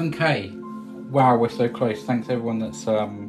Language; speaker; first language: English; native; English